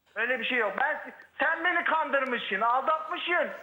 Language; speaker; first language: Turkish; native; Turkish